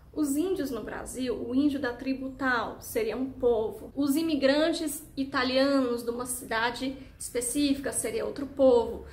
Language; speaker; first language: Portuguese; early bilingual, heritage; Portuguese